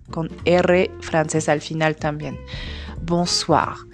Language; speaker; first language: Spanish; non-native, fluent; French